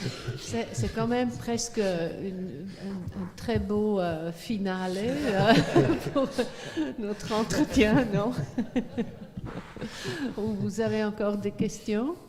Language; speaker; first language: French; non-native, fluent; Swiss German